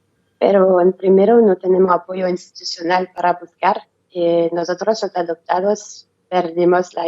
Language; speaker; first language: Spanish; non-native, learner; French